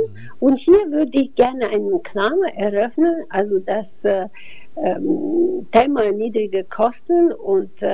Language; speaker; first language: German; non-native, fluent; Bulgarian